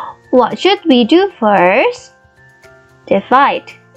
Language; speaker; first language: English; non-native, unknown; Indonesian